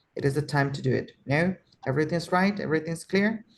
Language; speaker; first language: English; non-native, fluent; Spanish